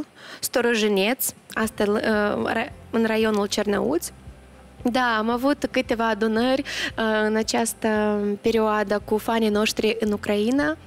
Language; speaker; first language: Romanian; non-native, local second language; Russian